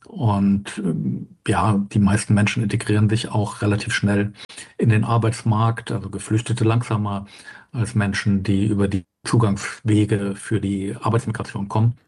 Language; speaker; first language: German; native; German